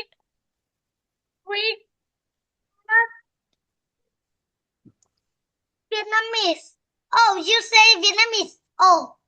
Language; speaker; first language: English; non-native, learner; Vietnamese